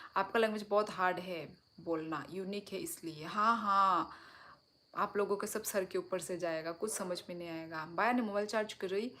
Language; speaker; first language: Hindi; non-native, local second language; Kok Borok